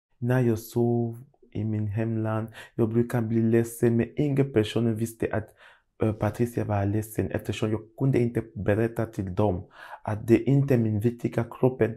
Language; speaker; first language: Swedish; non-native, learner; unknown